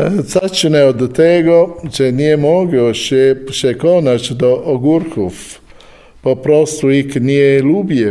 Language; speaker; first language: Polish; non-native, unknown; Italian